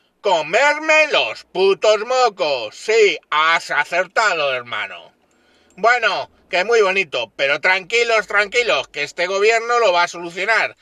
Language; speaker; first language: Spanish; native; Spanish